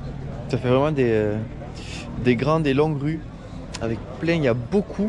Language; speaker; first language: French; native; French